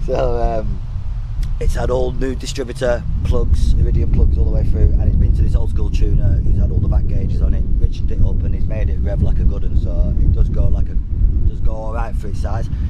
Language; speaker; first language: English; native; English